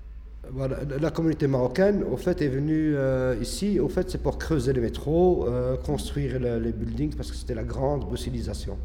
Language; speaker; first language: French; early bilingual, other home language; Arabic